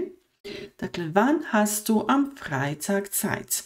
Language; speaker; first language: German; non-native, fluent; Bosnian